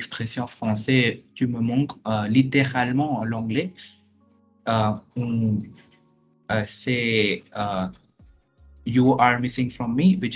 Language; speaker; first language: French; non-native, fluent; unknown